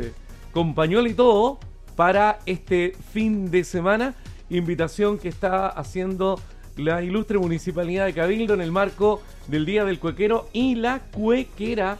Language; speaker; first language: Spanish; native; Spanish